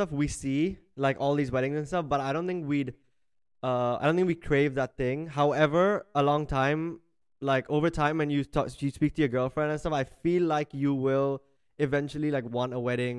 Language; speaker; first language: English; non-native, local second language; Hindi